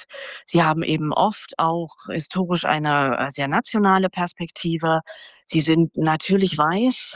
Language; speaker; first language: German; native; German